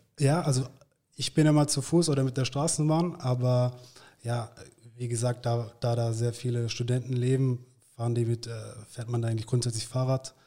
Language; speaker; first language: German; early bilingual, other home language; Turkish